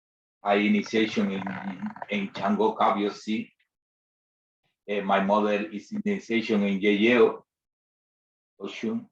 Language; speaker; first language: English; non-native, learner; Spanish